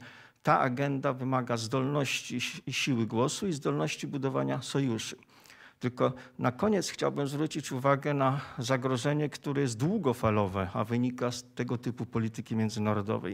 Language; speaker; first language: Polish; native; Polish